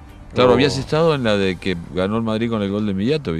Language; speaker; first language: Spanish; native; Spanish